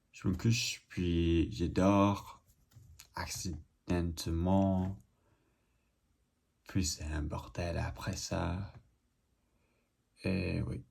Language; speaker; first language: French; non-native, learner; English